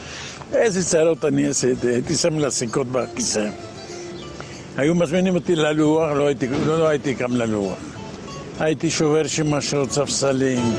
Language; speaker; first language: Hebrew; non-native, fluent; Ladino